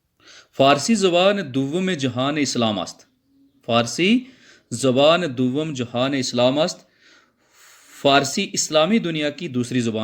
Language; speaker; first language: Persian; non-native, fluent; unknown